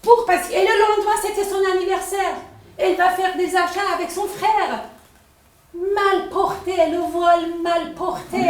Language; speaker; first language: French; non-native, learner; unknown